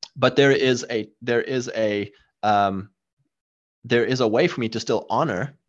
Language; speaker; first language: English; native; English